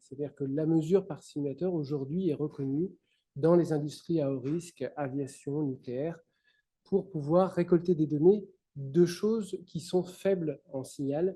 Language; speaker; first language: French; native; French